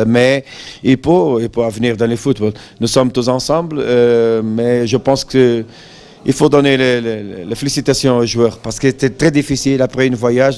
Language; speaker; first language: French; non-native, fluent; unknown